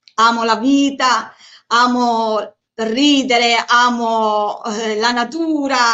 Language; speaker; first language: Italian; native; Italian